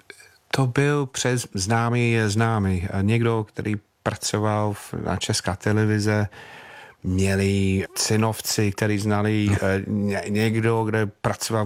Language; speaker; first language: Czech; non-native, fluent; English